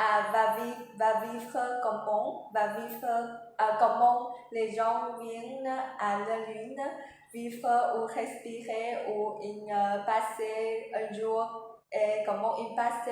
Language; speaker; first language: French; non-native, learner; Vietnamese